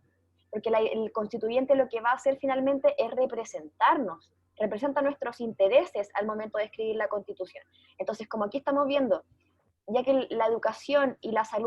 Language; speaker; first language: Spanish; native; Spanish